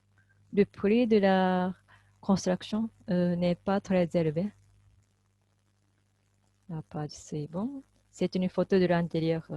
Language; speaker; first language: French; non-native, fluent; Japanese